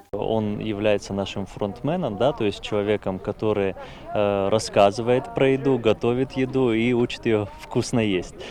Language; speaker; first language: Russian; native; Russian